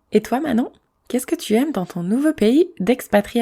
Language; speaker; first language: French; native; French